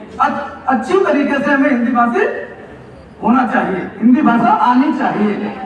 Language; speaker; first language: Hindi; native; Hindi